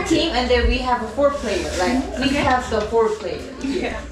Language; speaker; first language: English; non-native, learner; Korean